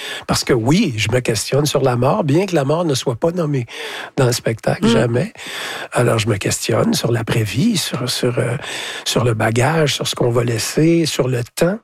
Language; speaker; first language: French; native; French